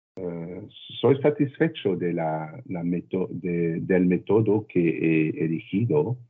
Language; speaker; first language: Spanish; non-native, learner; French